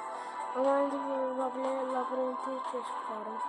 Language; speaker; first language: Turkish; non-native, learner; Azerbaijani